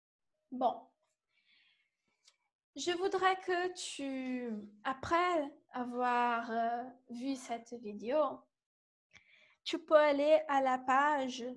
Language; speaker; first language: French; non-native, fluent; Portuguese